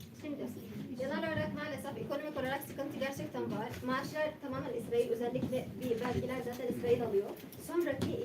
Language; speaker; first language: Turkish; non-native, learner; Arabic